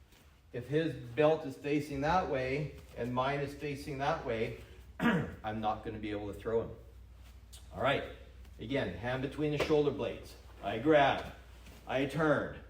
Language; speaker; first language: English; native; English